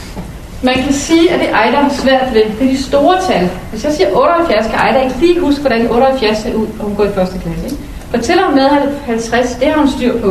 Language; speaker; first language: Danish; native; Danish